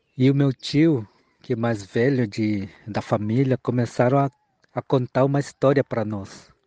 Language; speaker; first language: Portuguese; early bilingual, other home language; Guarani